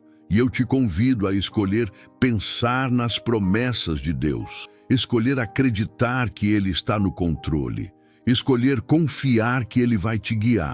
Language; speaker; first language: Portuguese; native; Portuguese